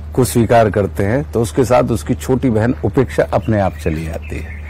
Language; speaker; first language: Hindi; native; Hindi